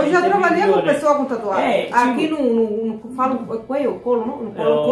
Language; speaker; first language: Portuguese; non-native, fluent; Spanish